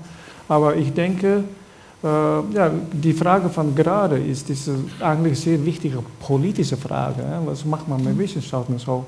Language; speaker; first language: German; non-native, fluent; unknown